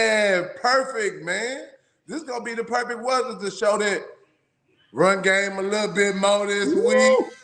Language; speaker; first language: English; native; English